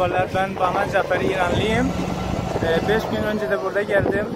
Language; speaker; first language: Turkish; non-native, learner; Persian